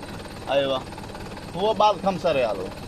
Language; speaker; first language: Arabic; non-native, learner; Urdu